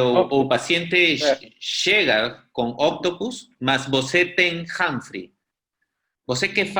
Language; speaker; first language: Portuguese; non-native, learner; Spanish